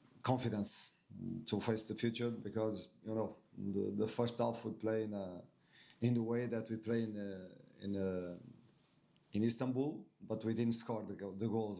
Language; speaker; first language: English; non-native, fluent; Portuguese